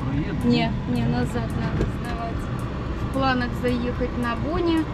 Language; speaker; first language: Russian; native; Russian